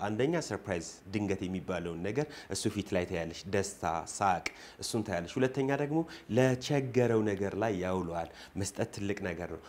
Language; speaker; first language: Amharic; native; Amharic